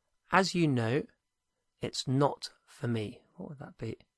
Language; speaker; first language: English; native; English